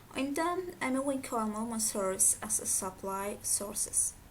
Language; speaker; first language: English; non-native, fluent; Azerbaijani